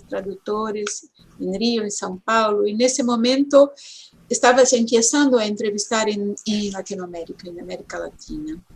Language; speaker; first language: Spanish; non-native, fluent; Portuguese